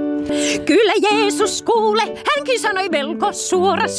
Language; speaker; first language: Finnish; native; Finnish